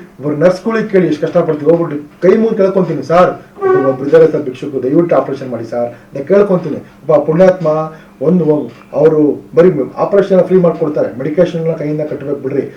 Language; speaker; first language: Kannada; native; Kannada